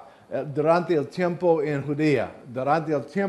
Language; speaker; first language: Spanish; non-native, learner; English